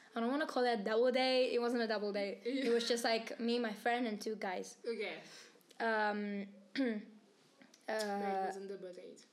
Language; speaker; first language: English; native; English